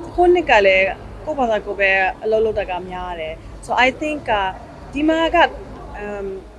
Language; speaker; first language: Burmese; native; Burmese